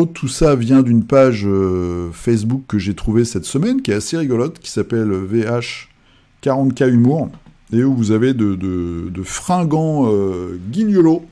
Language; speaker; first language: French; native; French